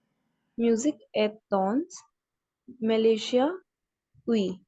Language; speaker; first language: French; non-native, learner; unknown